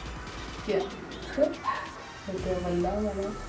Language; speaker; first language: Spanish; native; Spanish